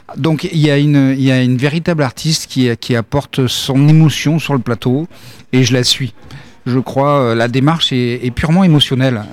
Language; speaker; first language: French; native; French